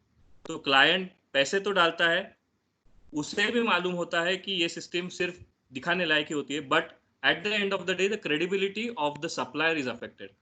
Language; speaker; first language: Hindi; non-native, local second language; Marathi